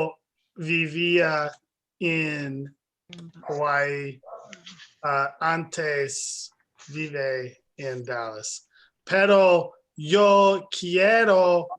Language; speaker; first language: Spanish; non-native, learner; English